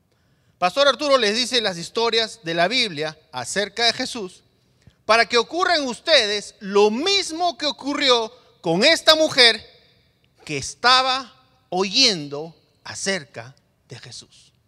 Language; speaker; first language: Spanish; native; Spanish